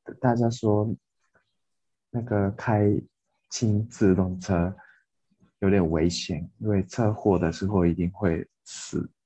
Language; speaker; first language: Chinese; non-native, fluent; Japanese